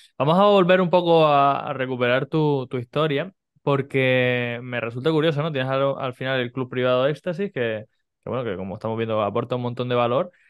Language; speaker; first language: Spanish; native; Spanish